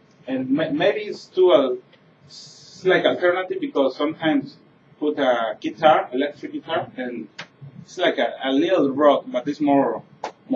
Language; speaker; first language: English; non-native, learner; Spanish